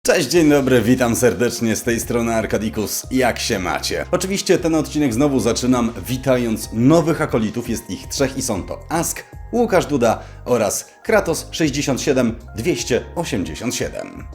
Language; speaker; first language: Polish; native; Polish